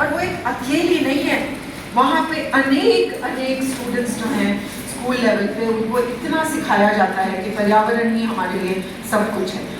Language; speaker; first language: Hindi; native; Hindi